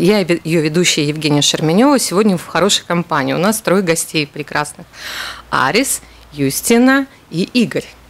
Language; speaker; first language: Russian; native; Russian